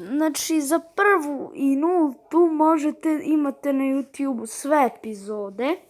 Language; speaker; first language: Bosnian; early bilingual, heritage; Croatian